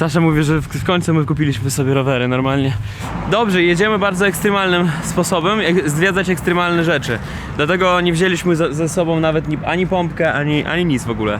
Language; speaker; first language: Polish; non-native, fluent; Russian